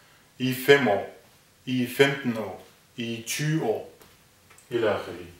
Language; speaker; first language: Danish; non-native, fluent; Arabic